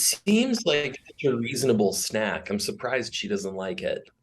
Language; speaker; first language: English; native; English